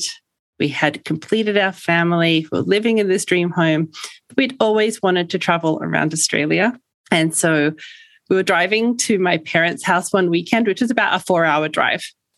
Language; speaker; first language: English; native; English